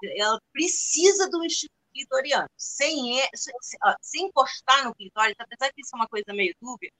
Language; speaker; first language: Portuguese; non-native, fluent; English